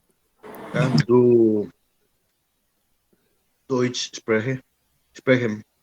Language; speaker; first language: German; non-native, learner; Spanish